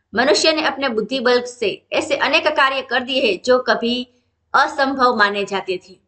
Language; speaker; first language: Hindi; non-native, local second language; Gujarati